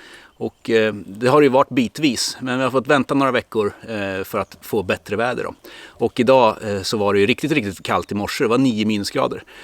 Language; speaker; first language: Swedish; native; Swedish